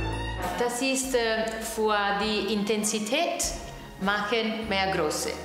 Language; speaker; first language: German; non-native, learner; Italian